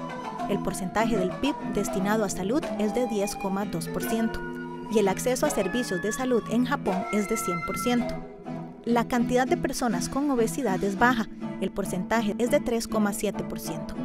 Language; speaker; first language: Spanish; native; Spanish